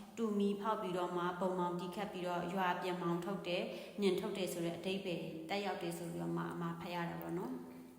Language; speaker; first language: Burmese; non-native, local second language; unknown